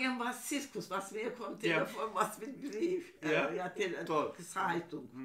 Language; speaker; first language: German; non-native, learner; Turkish